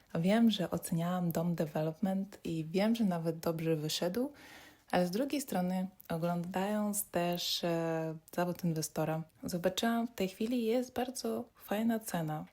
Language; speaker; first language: Polish; non-native, fluent; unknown